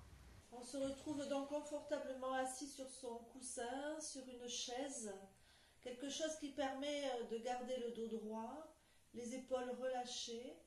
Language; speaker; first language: French; native; French